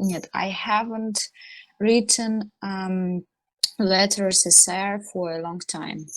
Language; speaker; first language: English; non-native, learner; Russian